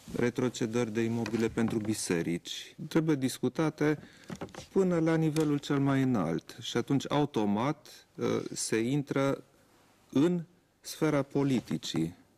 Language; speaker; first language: Romanian; non-native, local second language; German